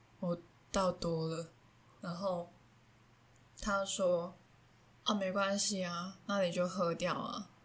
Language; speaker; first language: Chinese; non-native, local second language; Cantonese